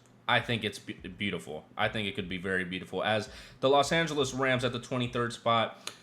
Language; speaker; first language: English; native; English